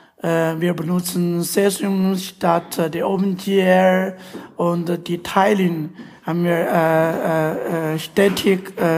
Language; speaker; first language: German; non-native, learner; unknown